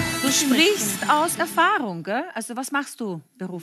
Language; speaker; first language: German; native; German